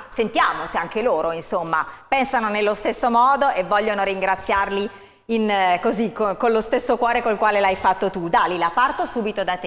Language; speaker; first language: Italian; native; Italian